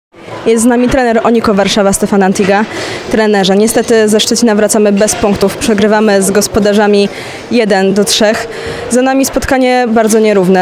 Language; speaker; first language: Polish; native; Polish